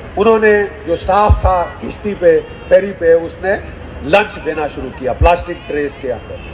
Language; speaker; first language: Hindi; native; Hindi